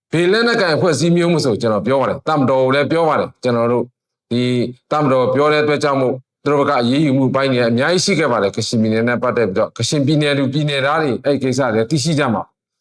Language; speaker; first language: Burmese; non-native, local second language; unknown